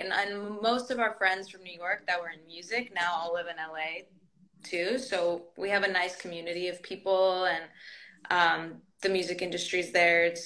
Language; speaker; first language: English; early bilingual, other home language; Greek